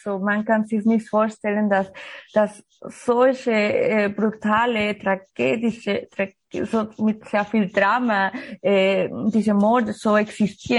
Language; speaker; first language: German; non-native, learner; Spanish